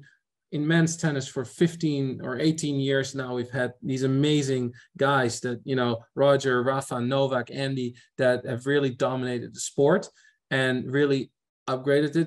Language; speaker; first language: English; non-native, fluent; Dutch